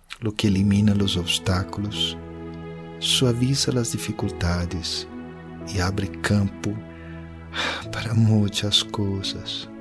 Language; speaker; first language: Spanish; non-native, fluent; Portuguese